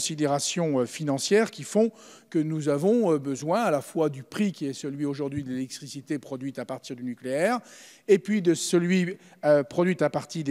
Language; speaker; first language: French; native; French